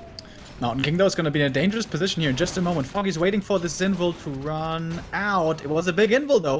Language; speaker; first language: English; non-native, fluent; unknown